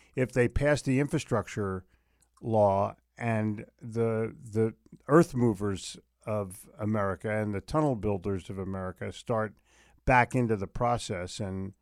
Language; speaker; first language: English; native; English